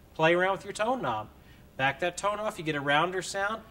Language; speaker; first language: English; native; English